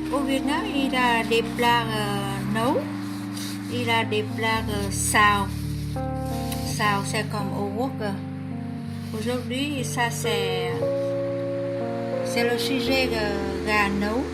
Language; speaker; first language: French; non-native, learner; Vietnamese